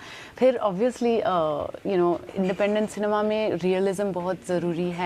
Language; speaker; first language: Hindi; non-native, local second language; English